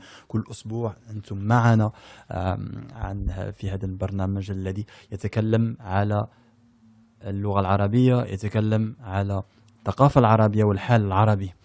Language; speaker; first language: Arabic; early bilingual, heritage; French